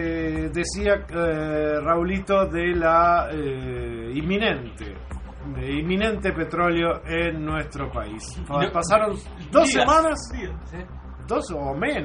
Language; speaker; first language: Spanish; native; Spanish